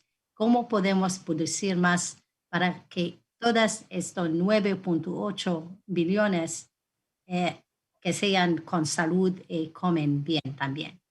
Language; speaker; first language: Spanish; non-native, fluent; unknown